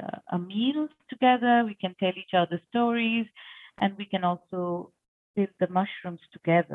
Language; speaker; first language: English; non-native, local second language; Bangla